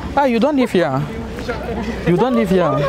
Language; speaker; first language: English; non-native, learner; French